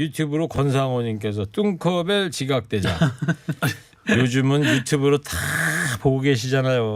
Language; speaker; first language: Korean; native; Korean